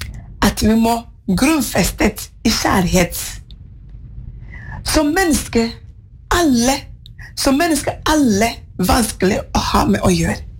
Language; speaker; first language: Norwegian; non-native, fluent; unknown